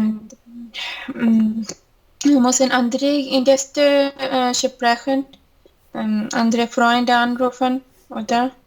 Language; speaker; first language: German; non-native, learner; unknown